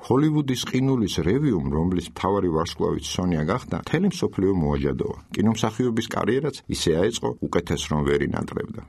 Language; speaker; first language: Georgian; native; Georgian